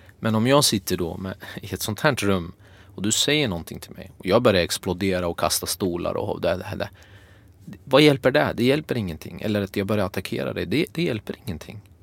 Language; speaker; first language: Swedish; early bilingual, other home language; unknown